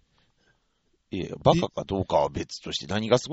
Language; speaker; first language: Japanese; native; Japanese